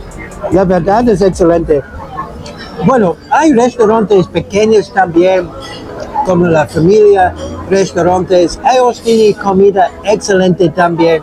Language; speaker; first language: Spanish; non-native, learner; English